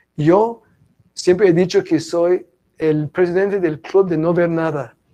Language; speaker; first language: Spanish; non-native, fluent; English